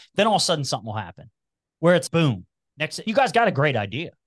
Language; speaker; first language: English; native; English